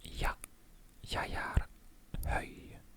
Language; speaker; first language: Norwegian; non-native, learner; French